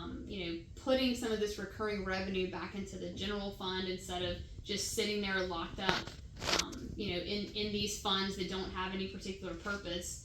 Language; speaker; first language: English; native; English